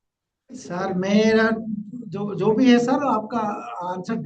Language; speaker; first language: Hindi; non-native, local second language; Telugu